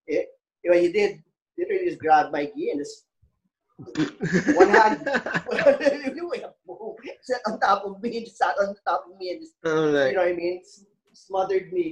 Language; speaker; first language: English; non-native, local second language; Filipino